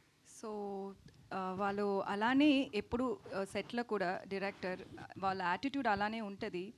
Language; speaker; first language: Telugu; non-native, learner; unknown